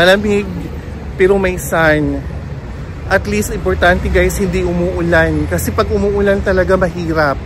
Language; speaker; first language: Filipino; native; Filipino